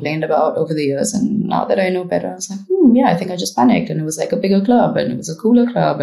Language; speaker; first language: English; non-native, local second language; Marathi